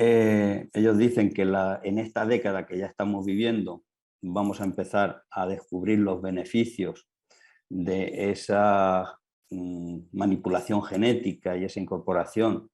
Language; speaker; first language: Spanish; native; Spanish